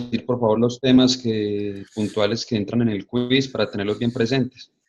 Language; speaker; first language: Spanish; native; Spanish